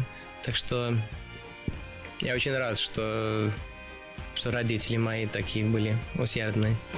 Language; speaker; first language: Russian; early bilingual, other home language; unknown